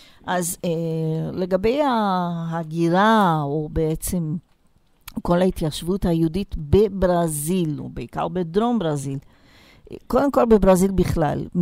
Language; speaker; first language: Hebrew; non-native, fluent; Portuguese